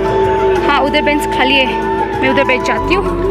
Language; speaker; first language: Hindi; non-native, local second language; Nepali